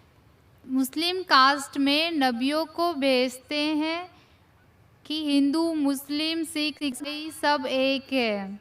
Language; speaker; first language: Hindi; non-native, local second language; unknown